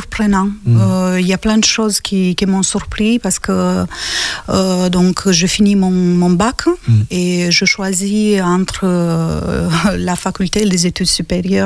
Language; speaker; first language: French; non-native, fluent; Romanian